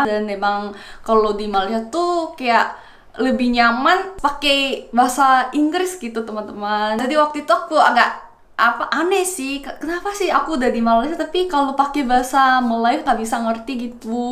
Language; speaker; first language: Indonesian; non-native, fluent; Korean